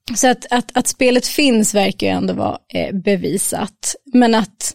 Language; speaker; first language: Swedish; native; Swedish